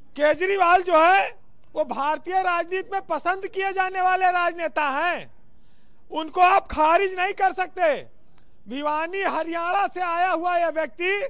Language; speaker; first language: Hindi; native; Hindi